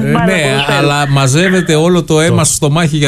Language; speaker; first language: Greek; native; Greek